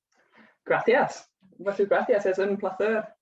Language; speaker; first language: Spanish; non-native, fluent; English